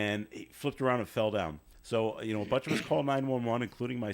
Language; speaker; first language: English; native; English